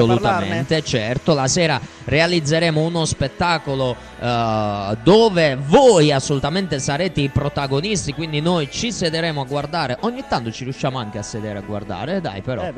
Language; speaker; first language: Italian; native; Italian